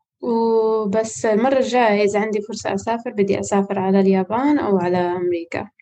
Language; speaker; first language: Arabic; non-native, fluent; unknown